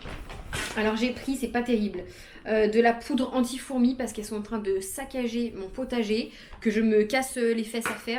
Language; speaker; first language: French; native; French